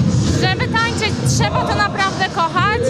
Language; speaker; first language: Polish; native; Polish